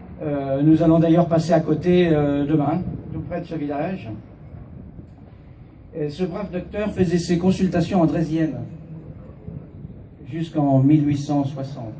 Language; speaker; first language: French; native; French